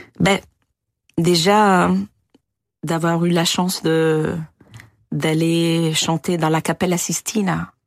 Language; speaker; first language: French; non-native, fluent; Italian